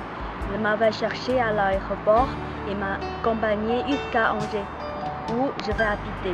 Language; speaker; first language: French; non-native, fluent; Chinese